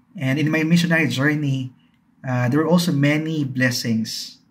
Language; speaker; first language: English; non-native, local second language; Bikol